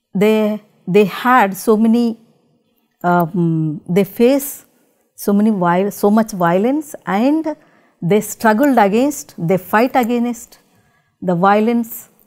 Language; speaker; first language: English; non-native, local second language; Telugu